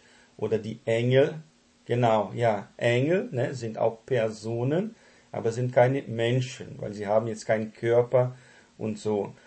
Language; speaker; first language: German; non-native, fluent; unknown